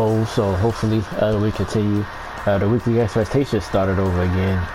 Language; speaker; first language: English; native; English